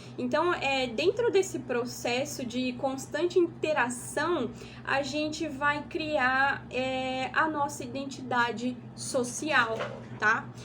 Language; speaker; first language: Portuguese; native; Portuguese